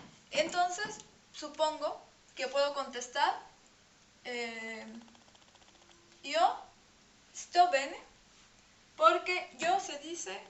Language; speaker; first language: Spanish; non-native, fluent; French